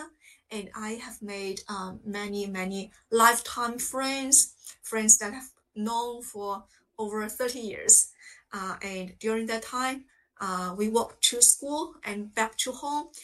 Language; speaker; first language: English; non-native, fluent; Chinese